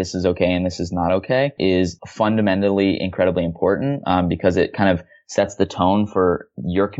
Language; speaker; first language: English; native; English